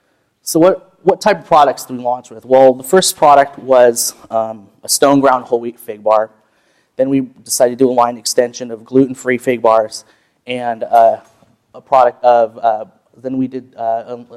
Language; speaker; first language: English; native; English